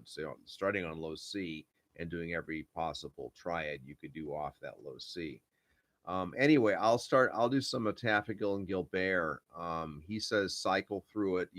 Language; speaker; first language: English; native; English